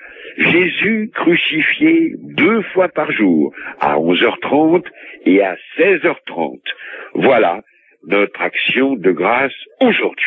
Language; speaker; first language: French; native; French